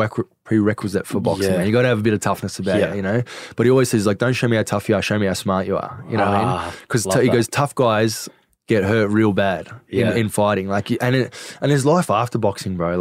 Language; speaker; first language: English; native; English